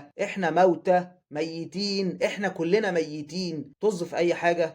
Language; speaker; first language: Arabic; native; Arabic